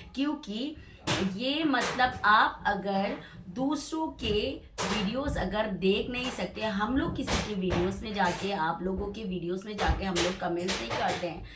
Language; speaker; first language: Hindi; non-native, local second language; Manipuri